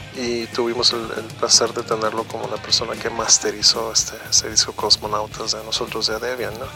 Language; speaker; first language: Spanish; native; Spanish